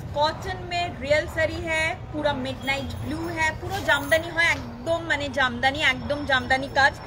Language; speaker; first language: Hindi; non-native, local second language; Bangla